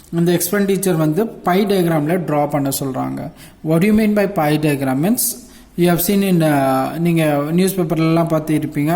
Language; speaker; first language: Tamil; non-native, local second language; Urdu